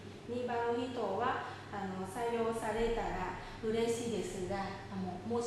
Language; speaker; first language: Japanese; non-native, fluent; Vietnamese